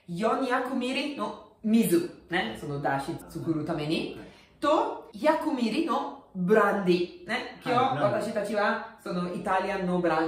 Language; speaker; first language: Japanese; non-native, learner; Italian